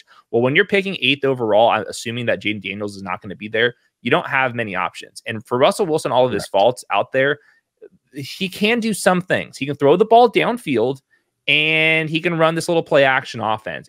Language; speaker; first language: English; native; English